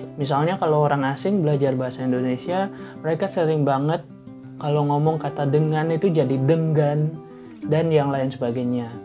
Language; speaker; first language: Indonesian; non-native, local second language; Balinese